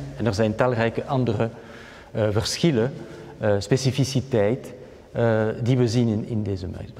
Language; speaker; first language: Dutch; non-native, fluent; French